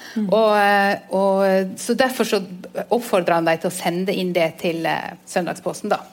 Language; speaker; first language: Norwegian; native; Norwegian